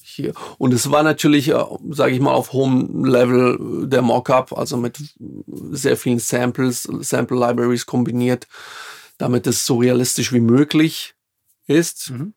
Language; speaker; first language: German; non-native, fluent; Slovak